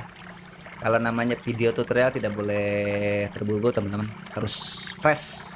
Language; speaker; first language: Indonesian; non-native, local second language; Sundanese